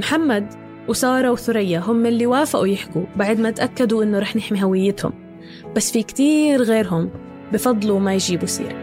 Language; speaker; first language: Arabic; native; Arabic